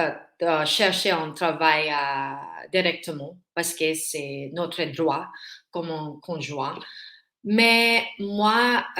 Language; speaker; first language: French; non-native, learner; Filipino